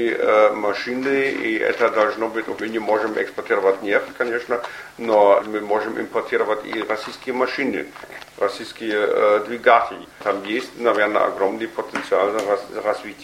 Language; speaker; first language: Russian; non-native, fluent; German